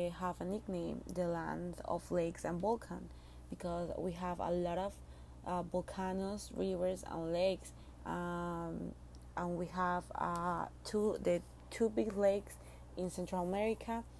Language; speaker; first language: English; non-native, learner; Spanish